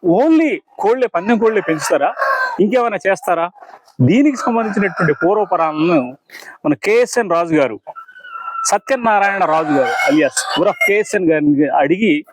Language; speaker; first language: Telugu; native; Telugu